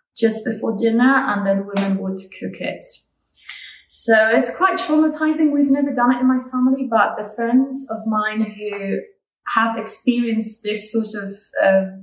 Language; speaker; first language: English; non-native, fluent; Polish